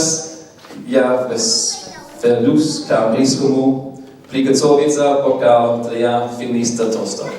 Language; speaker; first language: Russian; non-native, learner; English